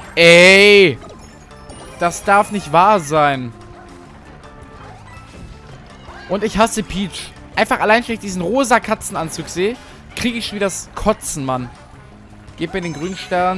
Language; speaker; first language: German; native; German